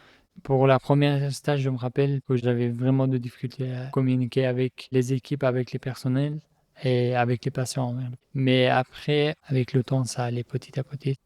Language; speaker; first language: French; non-native, fluent; Persian